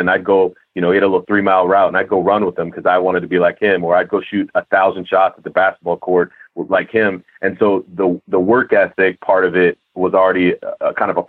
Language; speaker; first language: English; native; English